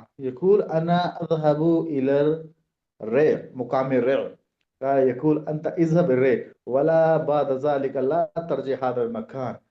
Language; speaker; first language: Arabic; non-native, learner; Urdu